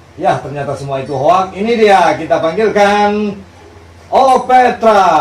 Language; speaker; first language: Indonesian; non-native, local second language; Minangkabau